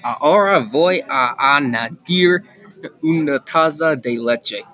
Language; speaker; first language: Spanish; non-native, learner; English